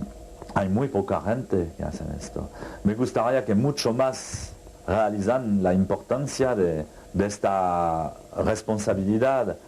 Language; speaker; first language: Spanish; non-native, fluent; French